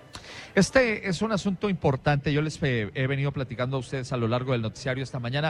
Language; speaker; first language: Spanish; native; Spanish